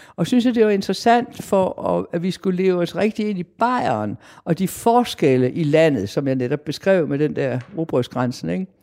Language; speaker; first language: Danish; native; Danish